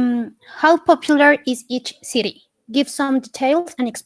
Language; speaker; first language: English; non-native, learner; Spanish